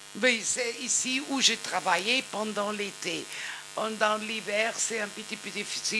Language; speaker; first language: French; non-native, learner; German